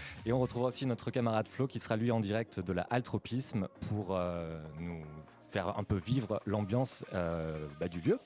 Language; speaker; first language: French; native; French